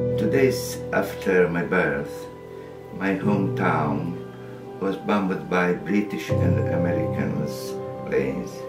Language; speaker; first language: English; non-native, learner; Italian